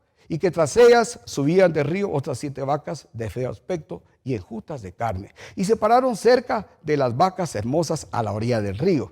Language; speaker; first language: Spanish; native; Spanish